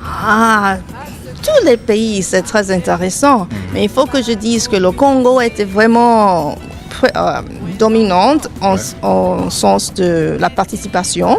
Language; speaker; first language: French; non-native, fluent; English